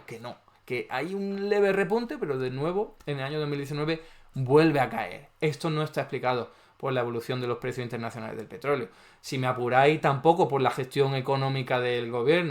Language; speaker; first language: Spanish; native; Spanish